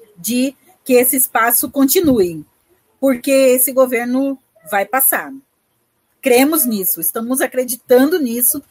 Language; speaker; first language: Portuguese; native; Portuguese